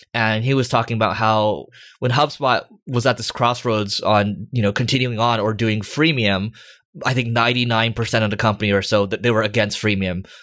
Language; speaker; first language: English; native; English